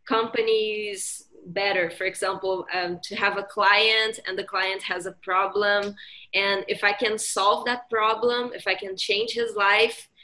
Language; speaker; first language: English; non-native, fluent; Portuguese